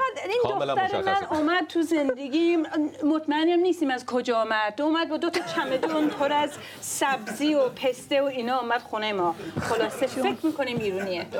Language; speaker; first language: Persian; early bilingual, other home language; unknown